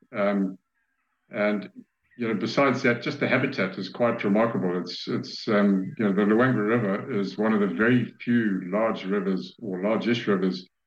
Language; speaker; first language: English; native; English